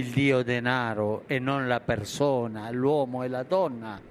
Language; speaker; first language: Italian; non-native, fluent; Spanish